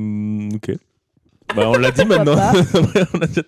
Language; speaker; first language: French; native; French